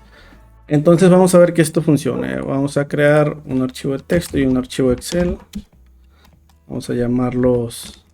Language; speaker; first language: Spanish; native; Spanish